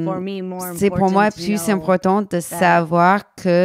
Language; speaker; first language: French; non-native, learner; English